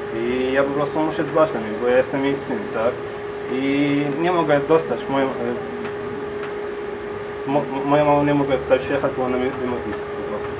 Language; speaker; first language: Polish; non-native, learner; Arabic